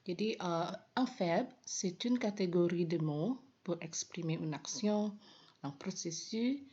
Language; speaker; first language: French; non-native, fluent; Indonesian